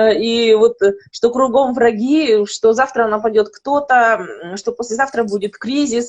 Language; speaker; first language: Russian; native; Russian